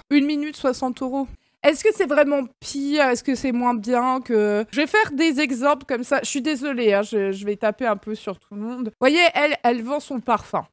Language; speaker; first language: French; native; French